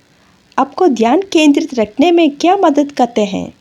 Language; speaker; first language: Hindi; non-native, local second language; Telugu